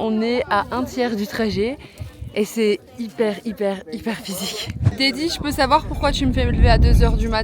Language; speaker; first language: French; native; French